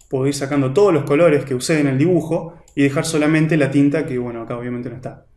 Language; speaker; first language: Spanish; native; Spanish